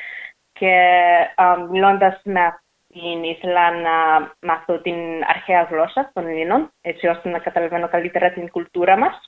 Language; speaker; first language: Greek; early bilingual, heritage; English